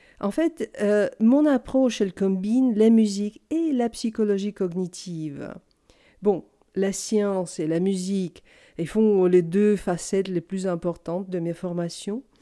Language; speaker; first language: French; non-native, fluent; Russian